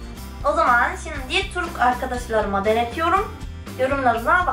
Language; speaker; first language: Turkish; non-native, fluent; Korean